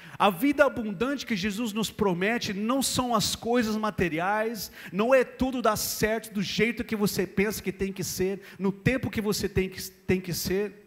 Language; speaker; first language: Portuguese; non-native, fluent; English